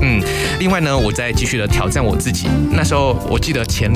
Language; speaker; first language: Chinese; native; Chinese